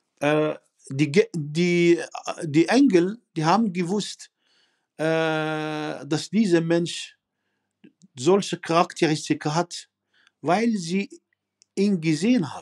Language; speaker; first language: German; non-native, fluent; Arabic